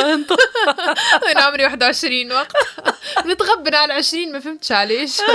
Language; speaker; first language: Arabic; native; Arabic